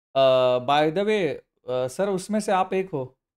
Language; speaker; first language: Hindi; non-native, local second language; Marathi